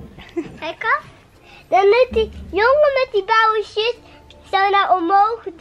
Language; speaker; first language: Dutch; early bilingual, other home language; Turkish